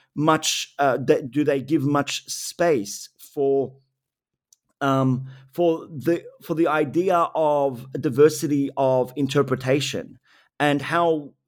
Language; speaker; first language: English; native; English